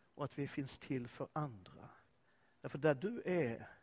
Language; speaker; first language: Swedish; native; Swedish